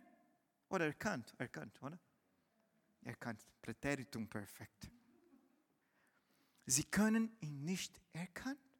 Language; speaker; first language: German; non-native, fluent; Portuguese